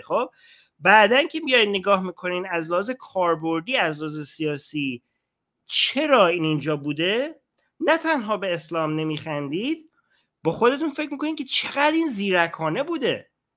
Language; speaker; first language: Persian; native; Persian